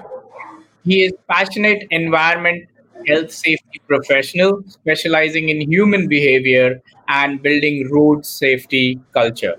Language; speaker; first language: English; non-native, local second language; Hindi